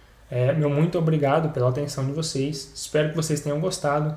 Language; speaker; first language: Portuguese; native; Portuguese